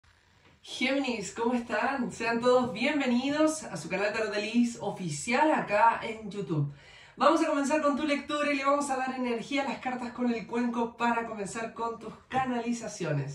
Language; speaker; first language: Spanish; native; Spanish